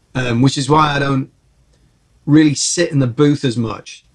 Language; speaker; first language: English; early bilingual, other home language; Czech